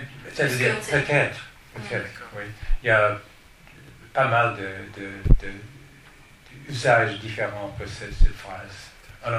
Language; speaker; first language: French; non-native, fluent; English